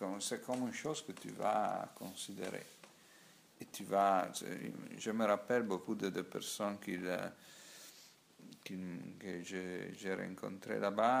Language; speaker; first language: French; non-native, learner; Italian